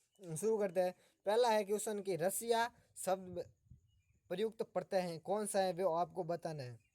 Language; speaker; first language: Hindi; native; Hindi